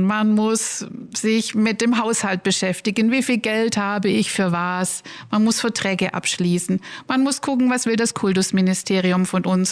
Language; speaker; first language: German; native; German